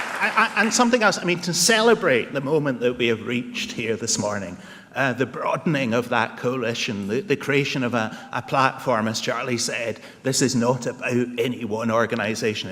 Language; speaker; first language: English; native; English